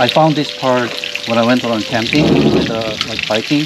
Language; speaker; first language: English; non-native, fluent; Korean